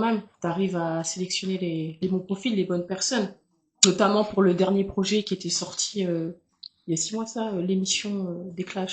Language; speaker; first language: French; native; French